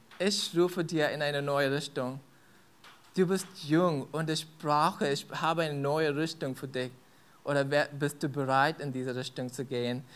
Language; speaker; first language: German; non-native, fluent; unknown